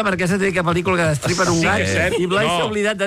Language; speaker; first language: Catalan; native; Catalan